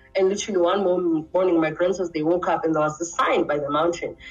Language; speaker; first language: English; non-native, local second language; Xhosa